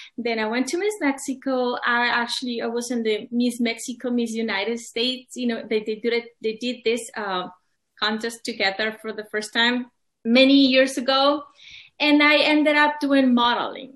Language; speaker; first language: English; non-native, fluent; Spanish